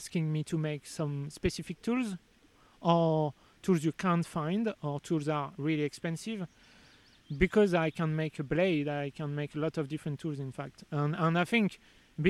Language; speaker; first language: English; non-native, fluent; French